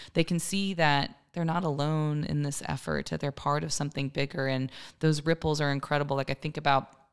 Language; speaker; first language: English; native; English